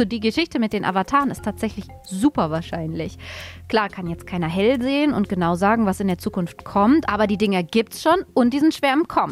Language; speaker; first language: German; native; German